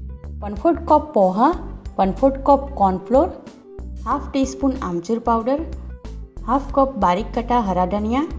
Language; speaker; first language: Hindi; non-native, local second language; Gujarati